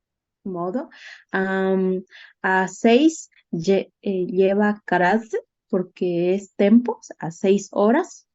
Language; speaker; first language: Portuguese; non-native, learner; Spanish